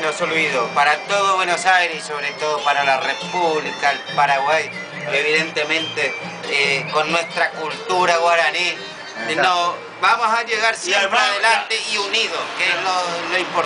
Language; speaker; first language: Spanish; native; Spanish